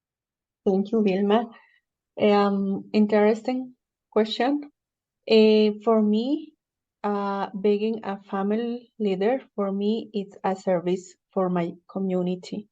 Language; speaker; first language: English; non-native, learner; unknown